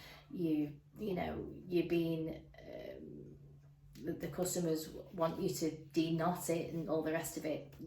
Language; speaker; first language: English; native; English